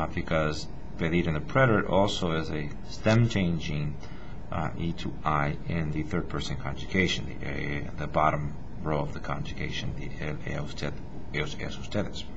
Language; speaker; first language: English; native; English